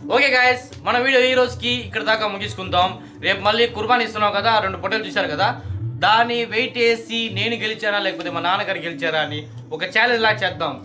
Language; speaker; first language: Telugu; non-native, local second language; Urdu